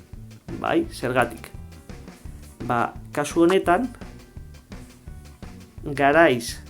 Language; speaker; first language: Basque; non-native, local second language; Spanish